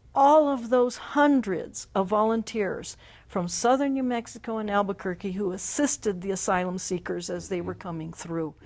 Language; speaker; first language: English; native; English